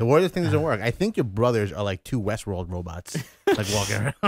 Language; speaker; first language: English; native; English